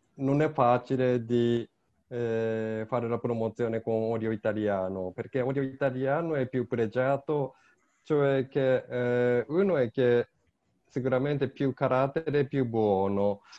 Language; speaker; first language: Italian; non-native, learner; Japanese